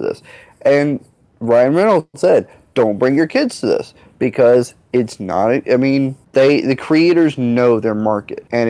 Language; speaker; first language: English; native; English